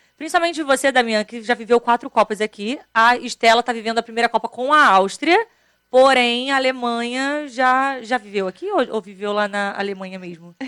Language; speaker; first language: Portuguese; native; Portuguese